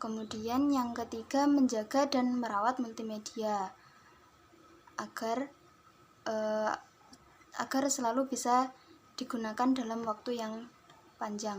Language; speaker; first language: Indonesian; native; Indonesian